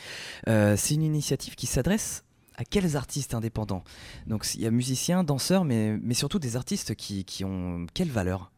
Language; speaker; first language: French; native; French